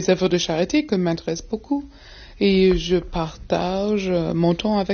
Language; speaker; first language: French; non-native, fluent; English